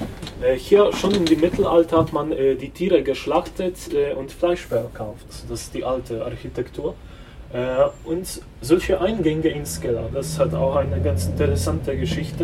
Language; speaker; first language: German; non-native, fluent; Polish